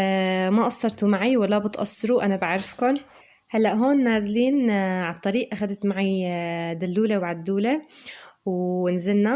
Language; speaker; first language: Arabic; native; Arabic